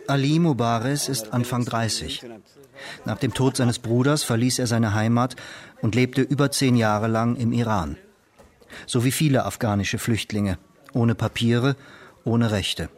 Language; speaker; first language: German; native; German